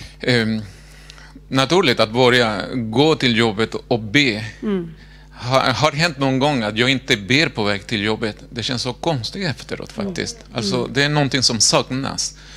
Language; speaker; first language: Swedish; non-native, fluent; Spanish